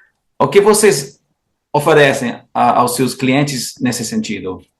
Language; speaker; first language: Portuguese; non-native, fluent; English